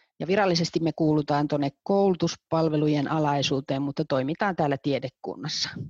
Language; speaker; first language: Finnish; native; Finnish